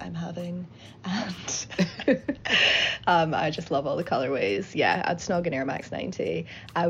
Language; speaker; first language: English; native; English